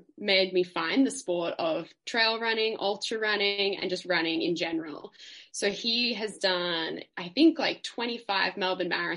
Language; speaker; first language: English; native; English